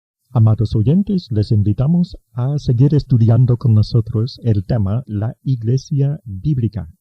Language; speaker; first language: Spanish; native; Spanish